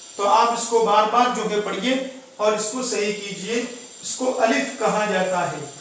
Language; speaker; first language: Urdu; non-native, local second language; Gujarati